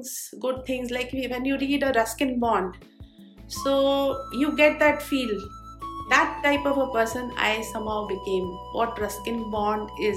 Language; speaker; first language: English; non-native, local second language; Hindi